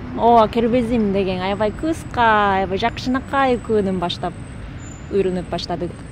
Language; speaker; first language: Kyrgyz; non-native, learner; Japanese